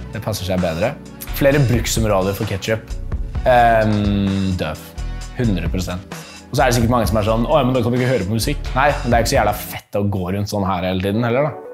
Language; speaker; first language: Norwegian; early bilingual, other home language; English